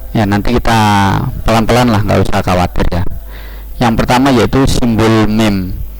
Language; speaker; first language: Indonesian; non-native, local second language; Javanese